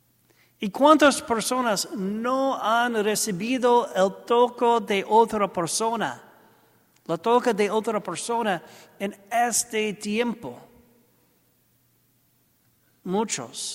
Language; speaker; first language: Spanish; non-native, learner; English